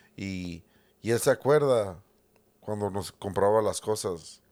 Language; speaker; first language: Spanish; early bilingual, heritage; Spanish